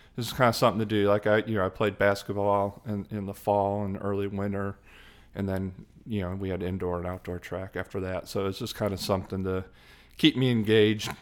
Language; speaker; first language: English; native; English